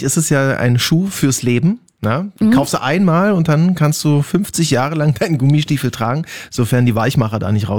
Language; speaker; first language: German; native; German